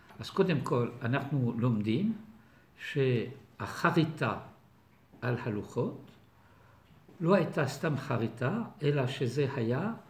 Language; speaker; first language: Hebrew; non-native, fluent; French